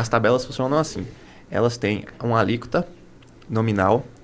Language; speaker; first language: Portuguese; native; Portuguese